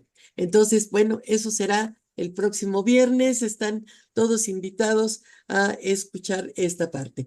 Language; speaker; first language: Spanish; native; Spanish